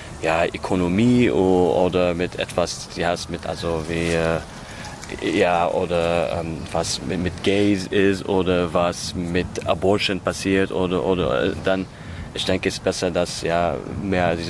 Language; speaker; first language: German; non-native, learner; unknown